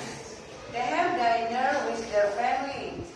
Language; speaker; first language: English; non-native, learner; Indonesian